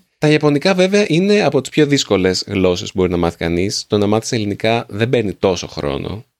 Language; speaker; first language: Greek; native; Greek